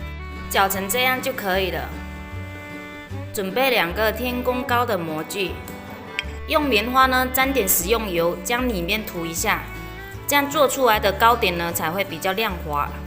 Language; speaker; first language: Chinese; non-native, local second language; Min Nan Chinese